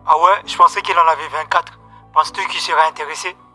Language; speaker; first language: French; native; French